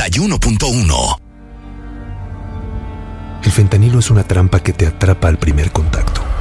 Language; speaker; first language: Spanish; native; Spanish